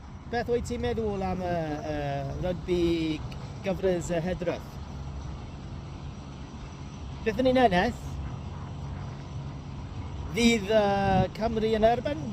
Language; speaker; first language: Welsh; non-native, learner; English